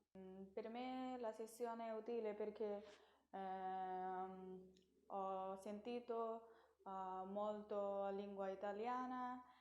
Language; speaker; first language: Italian; non-native, learner; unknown